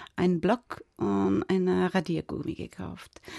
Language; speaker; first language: German; non-native, fluent; Persian